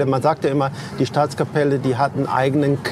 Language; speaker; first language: German; native; German